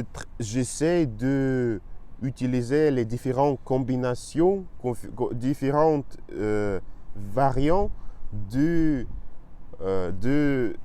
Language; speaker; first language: French; non-native, learner; Russian